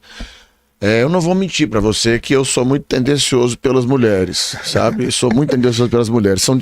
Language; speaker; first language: Portuguese; native; Portuguese